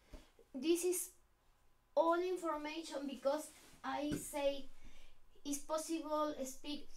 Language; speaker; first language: English; non-native, learner; Spanish